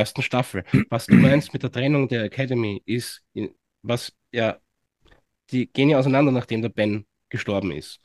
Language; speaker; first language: German; native; German